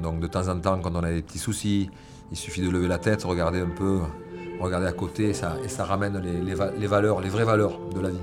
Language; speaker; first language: French; native; French